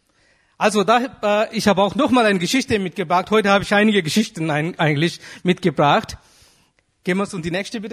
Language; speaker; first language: German; non-native, fluent; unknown